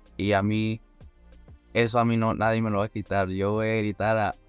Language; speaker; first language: Spanish; early bilingual, heritage; Spanish